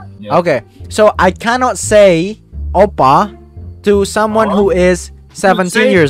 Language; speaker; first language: English; non-native, learner; Indonesian